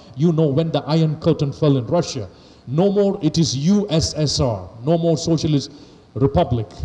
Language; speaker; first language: English; non-native, local second language; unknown